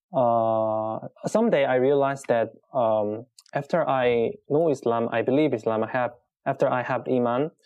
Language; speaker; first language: English; non-native, learner; Korean